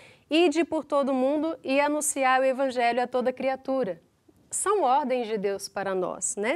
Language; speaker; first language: Portuguese; native; Portuguese